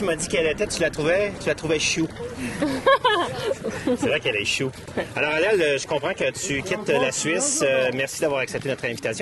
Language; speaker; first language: French; native; French